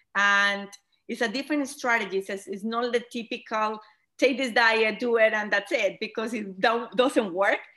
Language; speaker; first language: English; non-native, fluent; Spanish